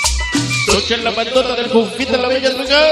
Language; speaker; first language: Spanish; native; Spanish